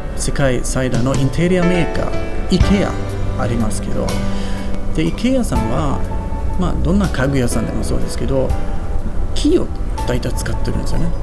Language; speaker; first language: Japanese; non-native, fluent; Swedish